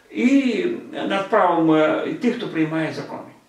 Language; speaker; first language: Ukrainian; non-native, local second language; Russian